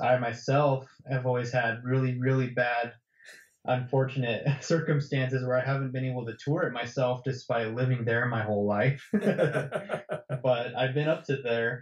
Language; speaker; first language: English; native; English